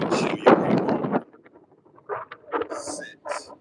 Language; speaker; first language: English; native; English